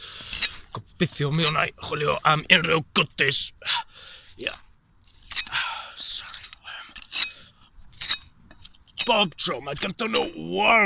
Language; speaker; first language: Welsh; non-native, local second language; English